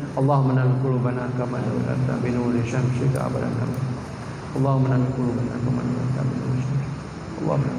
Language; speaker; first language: Arabic; non-native, fluent; Indonesian